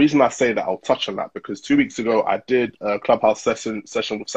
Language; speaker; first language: English; native; English